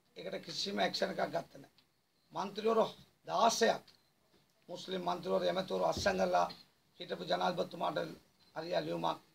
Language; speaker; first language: Sinhala; non-native, local second language; Tamil